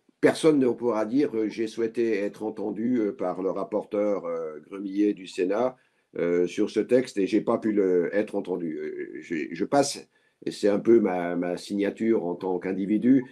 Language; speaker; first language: French; native; French